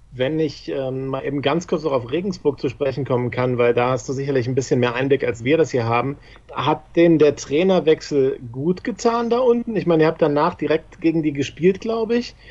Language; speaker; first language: German; native; German